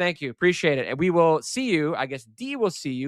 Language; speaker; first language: English; native; English